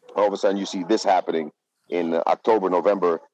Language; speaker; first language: English; non-native, fluent; Dutch